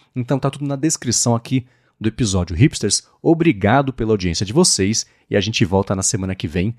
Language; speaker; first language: Portuguese; native; Portuguese